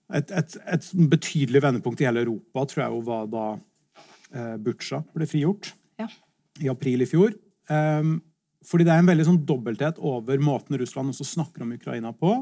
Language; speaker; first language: Norwegian; native; Norwegian